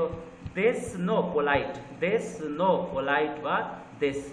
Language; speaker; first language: Japanese; non-native, fluent; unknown